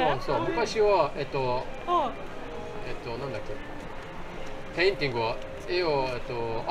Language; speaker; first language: Japanese; non-native, learner; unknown